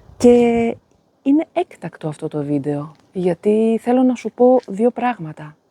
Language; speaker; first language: Greek; native; Greek